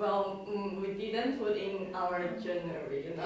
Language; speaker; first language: English; non-native, learner; Chinese